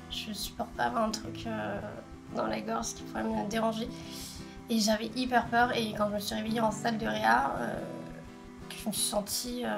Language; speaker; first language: French; native; French